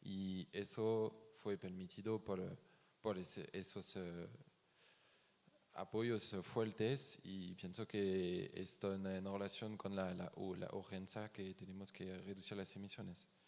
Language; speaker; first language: Spanish; non-native, fluent; French